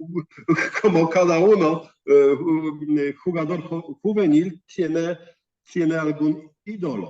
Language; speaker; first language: Spanish; non-native, fluent; Polish